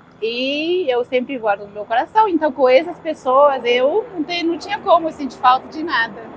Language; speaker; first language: Portuguese; early bilingual, other home language; Spanish